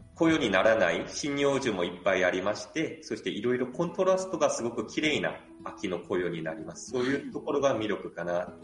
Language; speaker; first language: Japanese; non-native, fluent; Korean